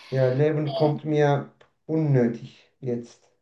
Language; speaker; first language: German; non-native, learner; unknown